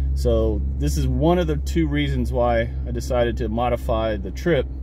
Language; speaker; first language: English; native; English